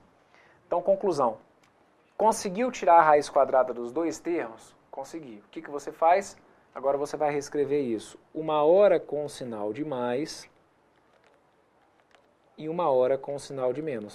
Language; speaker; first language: Portuguese; native; Portuguese